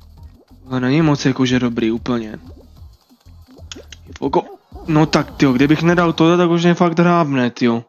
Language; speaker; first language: Czech; native; Czech